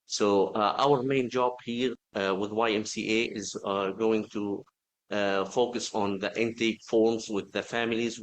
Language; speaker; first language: English; non-native, fluent; Arabic